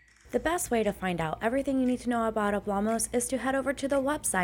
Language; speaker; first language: English; early bilingual, other home language; Spanish